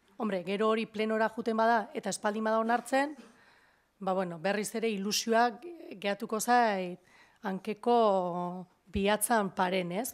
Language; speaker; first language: Basque; native; Basque